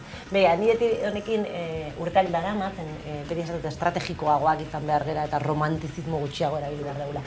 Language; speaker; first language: Basque; non-native, local second language; Spanish